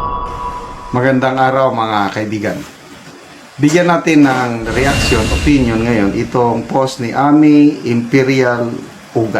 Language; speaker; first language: Filipino; native; Filipino